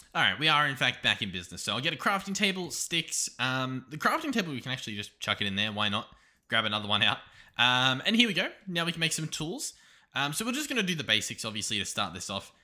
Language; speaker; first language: English; native; English